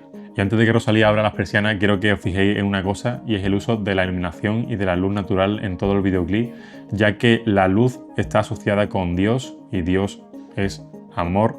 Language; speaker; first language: Spanish; native; Spanish